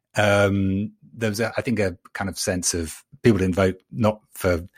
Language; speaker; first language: English; native; English